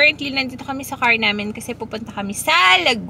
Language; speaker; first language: Filipino; native; Filipino